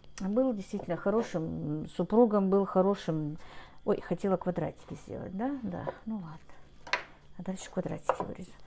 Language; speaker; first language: Russian; non-native, local second language; Ingush